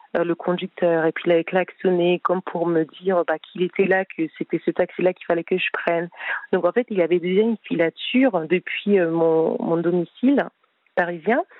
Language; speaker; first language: French; non-native, fluent; Spanish